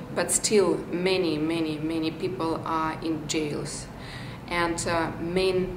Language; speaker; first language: English; non-native, fluent; Belarusian